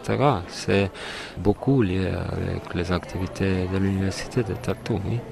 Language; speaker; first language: French; non-native, fluent; Estonian